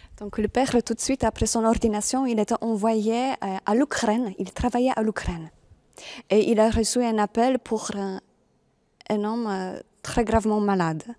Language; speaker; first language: French; non-native, fluent; Polish